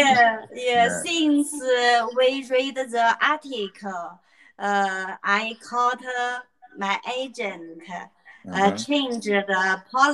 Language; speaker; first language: English; non-native, learner; Chinese